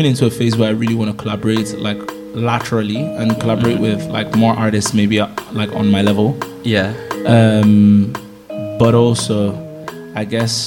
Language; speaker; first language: English; non-native, local second language; Yoruba